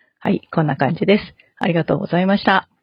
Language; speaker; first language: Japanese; non-native, learner; Chinese